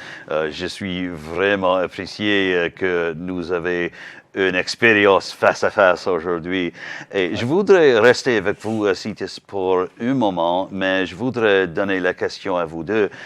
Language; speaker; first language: French; non-native, learner; English